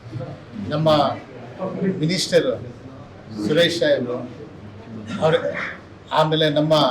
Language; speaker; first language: Kannada; non-native, local second language; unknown